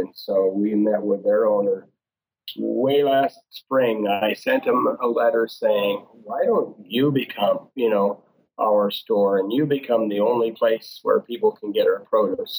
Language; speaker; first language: English; native; English